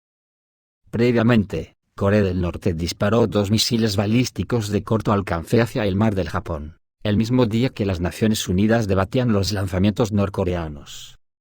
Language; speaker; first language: Spanish; native; Spanish